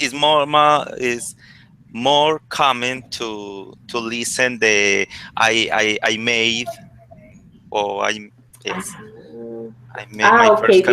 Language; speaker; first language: English; non-native, learner; Spanish